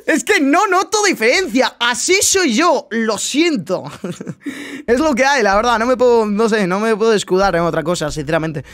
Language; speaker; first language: Spanish; native; Spanish